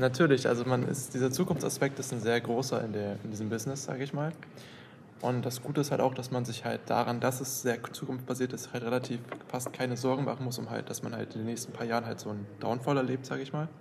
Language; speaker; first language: German; native; German